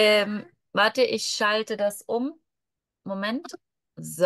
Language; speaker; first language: German; native; German